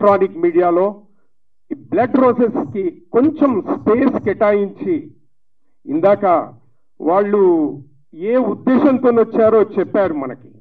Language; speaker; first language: Telugu; native; Telugu